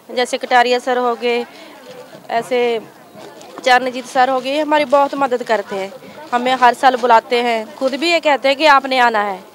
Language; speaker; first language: Hindi; native; Hindi